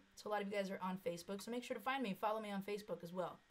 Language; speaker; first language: English; native; English